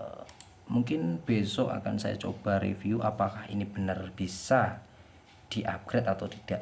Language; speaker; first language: Indonesian; native; Indonesian